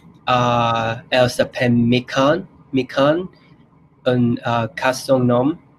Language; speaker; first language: French; non-native, learner; English